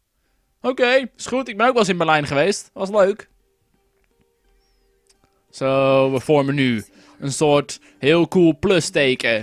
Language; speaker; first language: Dutch; native; Dutch